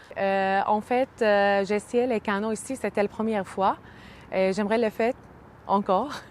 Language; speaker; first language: French; non-native, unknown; Arabic